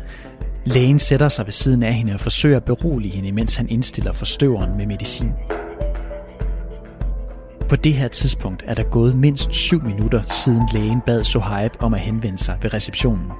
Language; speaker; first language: Danish; native; Danish